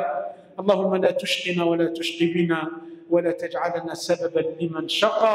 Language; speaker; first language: Arabic; native; Arabic